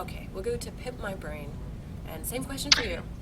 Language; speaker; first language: English; native; English